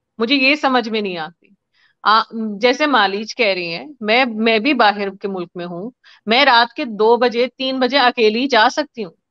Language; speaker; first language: Hindi; native; Hindi